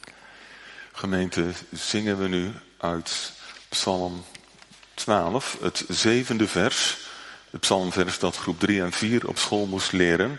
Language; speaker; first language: Dutch; native; Dutch